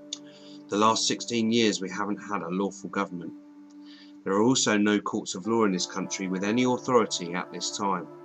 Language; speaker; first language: English; native; English